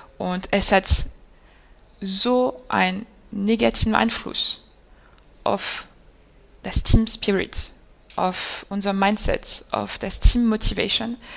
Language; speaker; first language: German; non-native, fluent; French